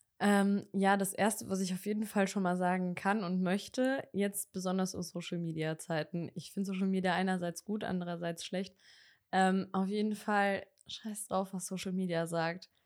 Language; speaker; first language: German; early bilingual, other home language; Bosnian